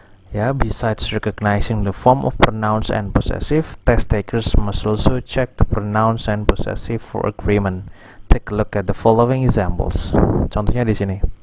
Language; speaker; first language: English; non-native, fluent; Indonesian